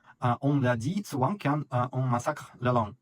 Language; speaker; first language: French; non-native, learner; Russian